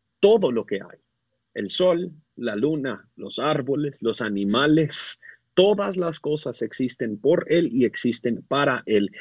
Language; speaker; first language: Spanish; early bilingual, other home language; English